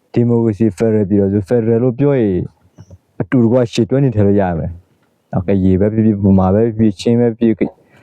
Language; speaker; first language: Burmese; non-native, local second language; S'gaw Karen